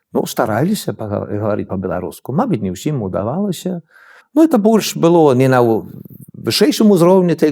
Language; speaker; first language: Belarusian; non-native, fluent; Swedish